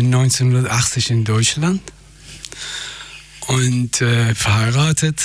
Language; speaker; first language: German; non-native, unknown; Persian